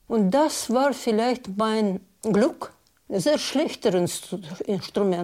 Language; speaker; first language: German; non-native, learner; Russian